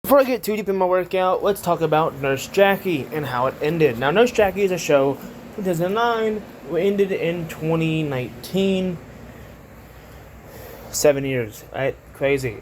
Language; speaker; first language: English; native; English